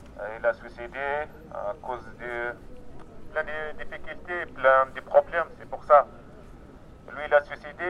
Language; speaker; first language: French; non-native, learner; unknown